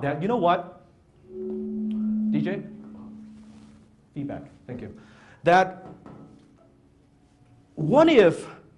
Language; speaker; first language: English; non-native, fluent; Cantonese